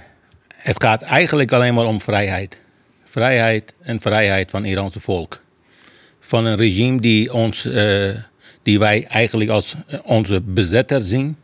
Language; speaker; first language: Dutch; non-native, fluent; Persian